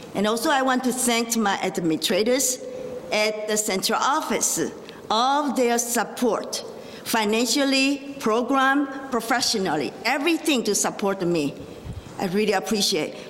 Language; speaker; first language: English; non-native, fluent; Chinese